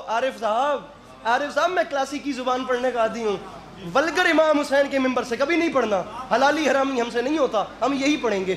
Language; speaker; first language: Urdu; non-native, local second language; Punjabi